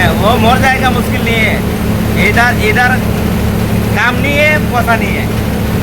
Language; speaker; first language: Hindi; non-native, learner; Bangla